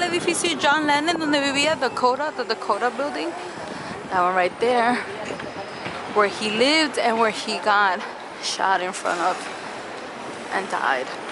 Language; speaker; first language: English; early bilingual, other home language; Spanish